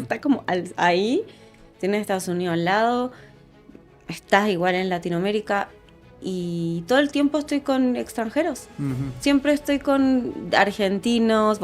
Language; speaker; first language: Spanish; native; Spanish